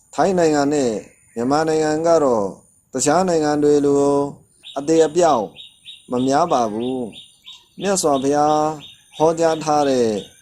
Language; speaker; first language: Burmese; non-native, local second language; Shan